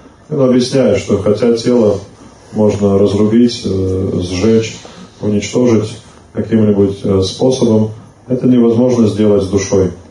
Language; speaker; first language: Russian; native; Russian